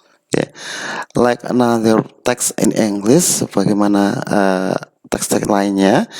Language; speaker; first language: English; non-native, learner; Indonesian